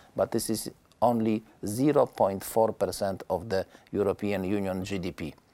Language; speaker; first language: English; non-native, learner; Polish